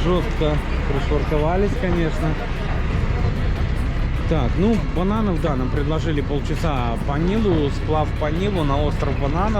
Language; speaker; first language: Russian; native; Russian